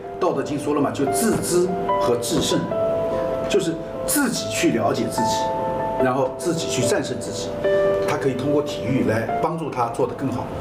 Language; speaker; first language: Chinese; native; Chinese